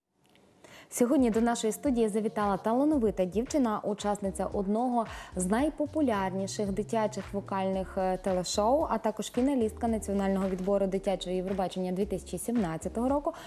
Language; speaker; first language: Ukrainian; native; Ukrainian